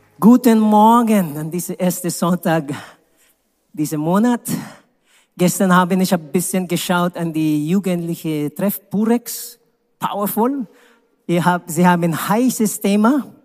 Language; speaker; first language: German; non-native, learner; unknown